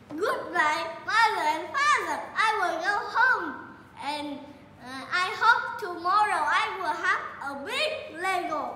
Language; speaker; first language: English; non-native, learner; Vietnamese